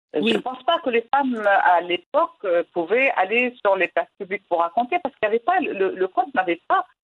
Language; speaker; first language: French; non-native, local second language; Arabic